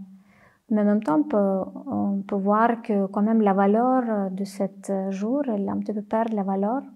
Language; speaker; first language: French; non-native, fluent; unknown